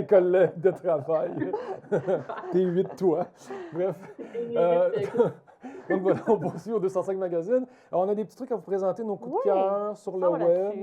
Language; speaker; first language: French; native; French